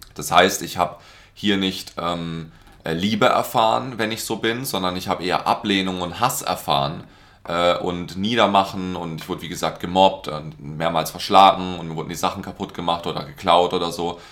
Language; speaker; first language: German; native; German